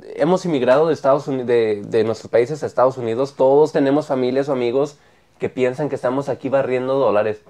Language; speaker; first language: Spanish; native; Spanish